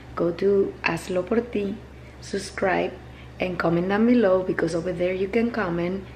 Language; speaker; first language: English; non-native, learner; Spanish